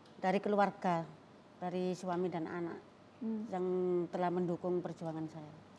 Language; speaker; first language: Indonesian; non-native, local second language; Javanese